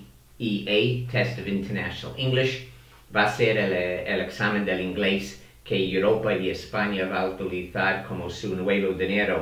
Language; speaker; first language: Spanish; non-native, fluent; English